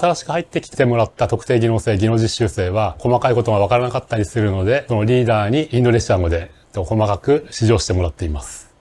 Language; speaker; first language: Japanese; native; Japanese